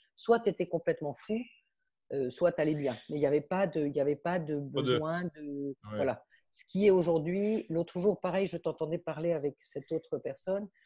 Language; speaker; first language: French; early bilingual, heritage; Spanish